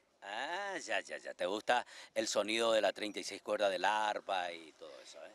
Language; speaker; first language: Spanish; native; Spanish